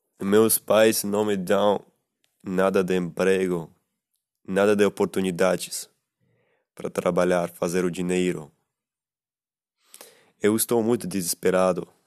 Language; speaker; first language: Portuguese; non-native, learner; Russian